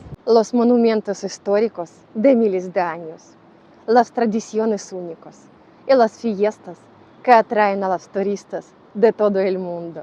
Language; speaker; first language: Spanish; non-native, learner; Russian